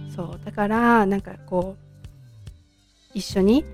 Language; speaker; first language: Japanese; native; Japanese